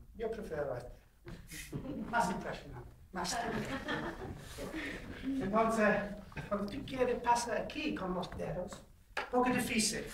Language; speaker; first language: Spanish; non-native, learner; English